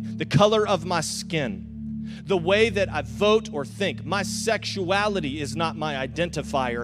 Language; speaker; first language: English; native; English